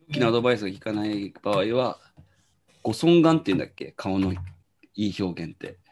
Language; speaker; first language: Japanese; native; Japanese